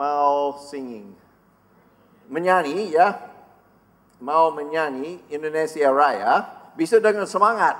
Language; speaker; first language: Indonesian; non-native, fluent; English